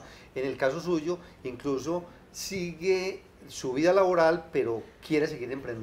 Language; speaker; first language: Spanish; native; Spanish